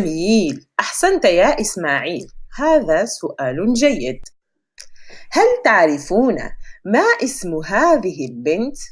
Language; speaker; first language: Arabic; non-native, fluent; French